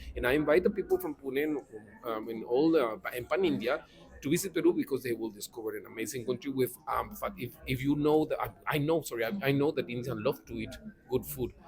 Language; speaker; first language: English; non-native, fluent; Spanish